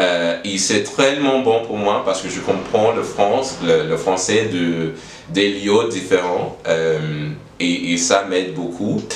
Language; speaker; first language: French; non-native, learner; English